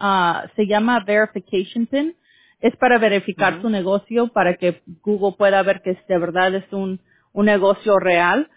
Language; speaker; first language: Spanish; early bilingual, heritage; Spanish